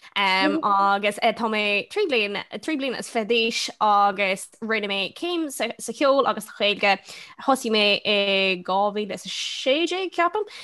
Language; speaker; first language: Irish; non-native, local second language; English